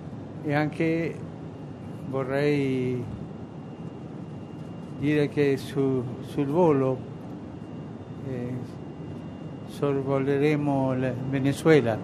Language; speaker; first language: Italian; non-native, fluent; Spanish